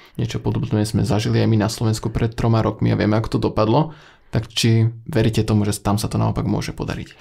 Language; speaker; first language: Slovak; native; Slovak